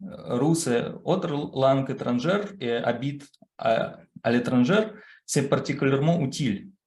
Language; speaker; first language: French; non-native, fluent; Russian